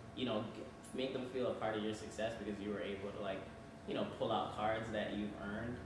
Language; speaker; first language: English; native; English